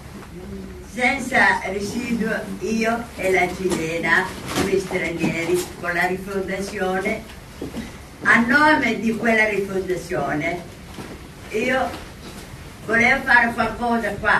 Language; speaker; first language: Italian; non-native, local second language; Somali